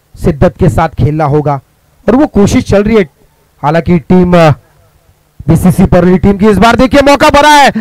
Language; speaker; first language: Hindi; non-native, local second language; Marathi